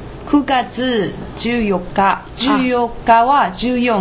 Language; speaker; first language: Japanese; non-native, learner; Chinese